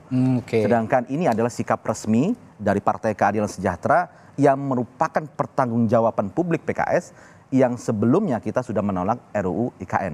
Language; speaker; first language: Indonesian; native; Indonesian